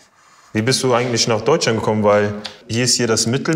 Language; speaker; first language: German; early bilingual, other home language; Portuguese